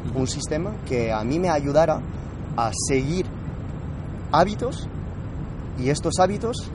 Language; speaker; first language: Spanish; non-native, fluent; French